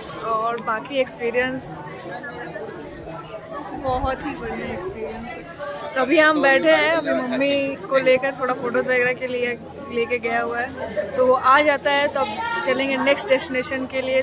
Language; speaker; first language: Hindi; non-native, local second language; Bangla